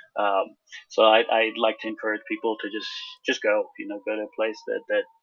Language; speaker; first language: English; non-native, fluent; Hebrew